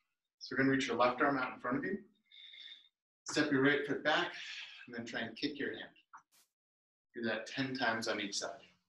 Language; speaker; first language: English; native; English